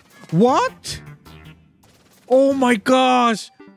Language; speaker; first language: English; non-native, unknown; Japanese